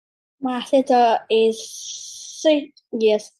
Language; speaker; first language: English; non-native, learner; Vietnamese